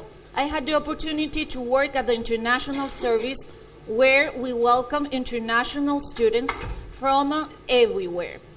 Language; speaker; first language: English; non-native, fluent; Spanish